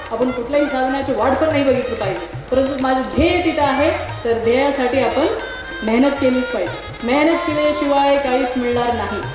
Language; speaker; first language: Marathi; non-native, fluent; Kannada